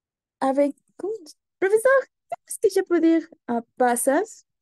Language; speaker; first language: French; non-native, learner; Spanish